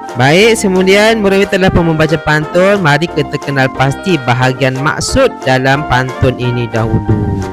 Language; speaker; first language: Malay; native; Malay